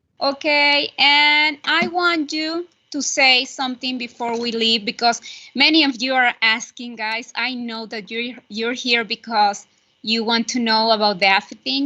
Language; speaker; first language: English; non-native, fluent; Spanish